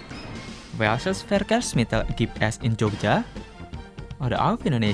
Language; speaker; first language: German; non-native, fluent; Indonesian